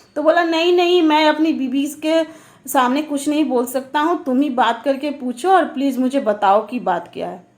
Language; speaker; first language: Hindi; native; Hindi